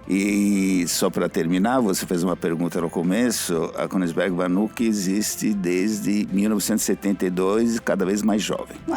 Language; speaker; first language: Portuguese; non-native, fluent; Italian